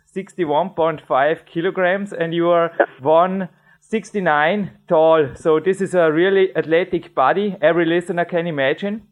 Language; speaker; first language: English; non-native, fluent; German